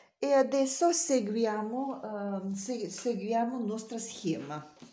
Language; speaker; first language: Italian; non-native, learner; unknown